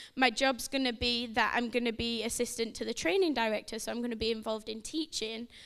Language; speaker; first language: English; native; English